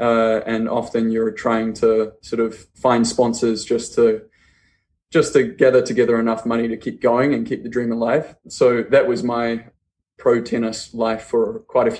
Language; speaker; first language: English; native; English